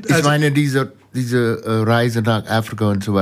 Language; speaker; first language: German; non-native, fluent; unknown